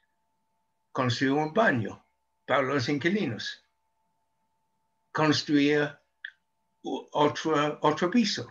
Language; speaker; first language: Spanish; non-native, fluent; English